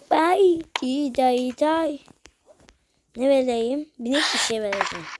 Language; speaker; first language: Turkish; native; Turkish